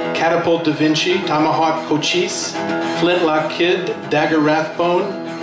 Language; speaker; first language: English; native; English